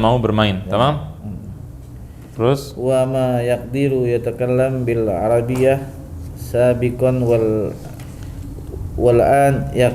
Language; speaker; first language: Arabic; non-native, learner; Indonesian